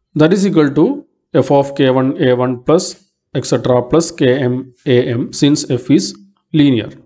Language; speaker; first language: English; non-native, local second language; Malayalam